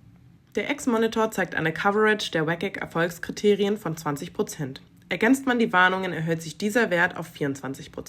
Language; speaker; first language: German; native; German